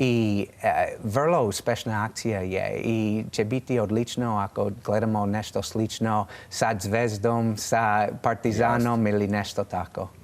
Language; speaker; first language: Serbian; non-native, learner; English